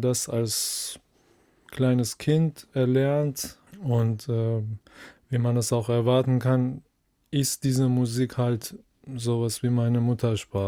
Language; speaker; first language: German; non-native, fluent; Persian